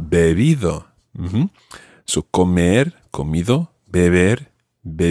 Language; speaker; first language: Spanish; non-native, fluent; English